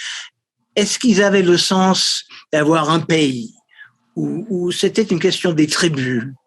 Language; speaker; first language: French; non-native, fluent; English